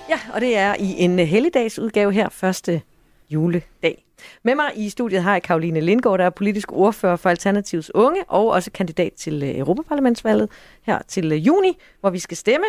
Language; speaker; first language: Danish; native; Danish